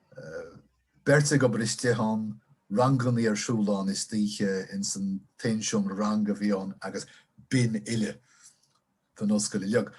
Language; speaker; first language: Irish; non-native, local second language; English